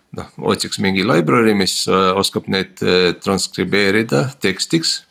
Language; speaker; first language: Estonian; native; Estonian